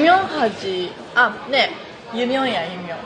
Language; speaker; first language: Korean; non-native, learner; Japanese